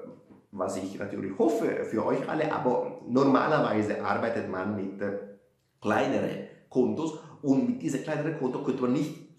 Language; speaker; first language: German; non-native, fluent; Italian